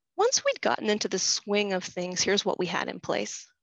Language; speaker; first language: English; native; English